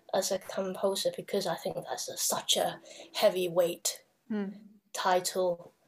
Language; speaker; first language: English; non-native, local second language; Cantonese